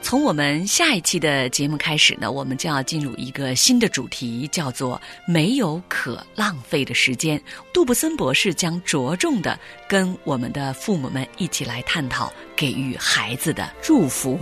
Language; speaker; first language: Chinese; native; Chinese